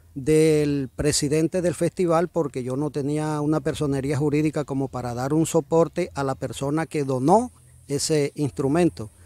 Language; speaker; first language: Spanish; native; Spanish